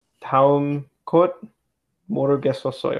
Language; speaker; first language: Korean; non-native, learner; English